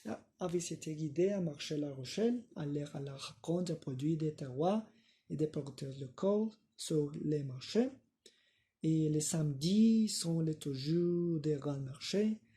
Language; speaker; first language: French; non-native, learner; Spanish